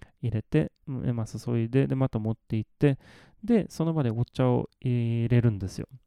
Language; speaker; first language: Japanese; non-native, fluent; Swedish